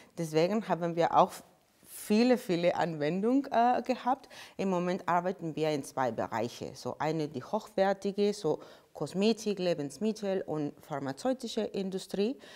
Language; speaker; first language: German; non-native, fluent; Spanish